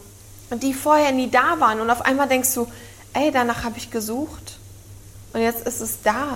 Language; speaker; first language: German; native; German